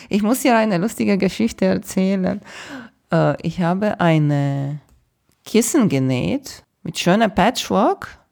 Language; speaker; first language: German; non-native, fluent; Romanian